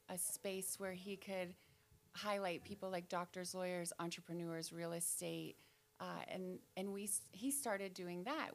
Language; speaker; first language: English; native; English